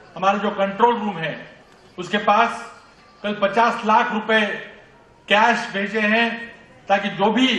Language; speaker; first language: Hindi; non-native, local second language; Marathi